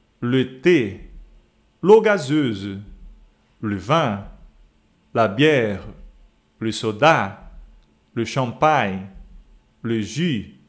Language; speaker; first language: French; non-native, fluent; Portuguese